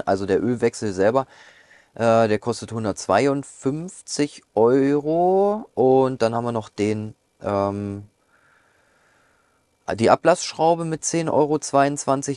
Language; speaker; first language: German; native; German